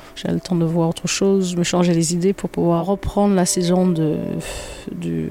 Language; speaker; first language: French; native; French